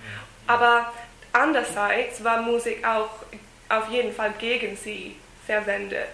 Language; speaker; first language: German; non-native, fluent; English